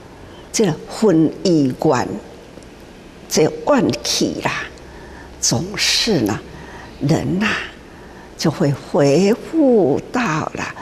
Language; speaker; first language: Chinese; non-native, local second language; Min Nan Chinese